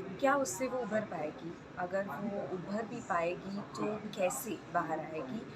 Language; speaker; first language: Hindi; non-native, local second language; Marathi